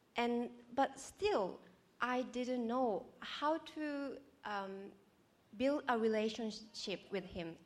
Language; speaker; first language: English; non-native, fluent; Japanese